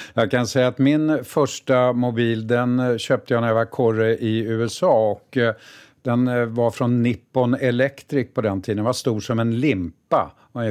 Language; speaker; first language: Swedish; native; Swedish